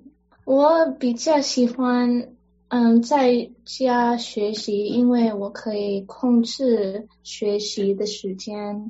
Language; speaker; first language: Chinese; early bilingual, heritage; English